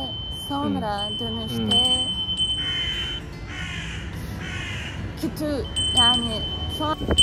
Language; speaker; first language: Turkish; non-native, learner; Russian